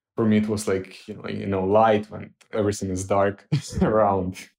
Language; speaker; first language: English; non-native, fluent; Ukrainian